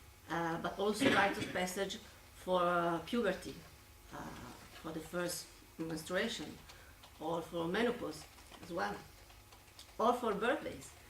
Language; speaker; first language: English; non-native, fluent; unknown